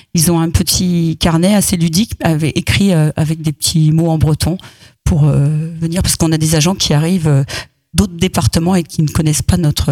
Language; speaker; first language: French; native; French